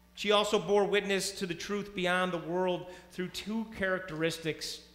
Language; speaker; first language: English; native; English